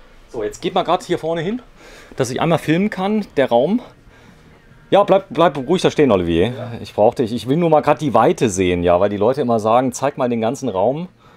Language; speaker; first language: German; native; German